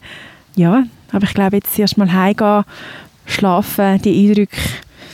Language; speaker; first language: German; native; German